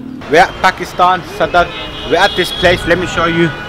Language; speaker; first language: English; early bilingual, other home language; Hindi